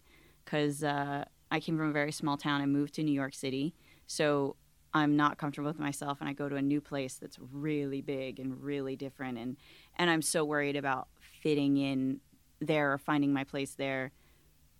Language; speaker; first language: English; native; English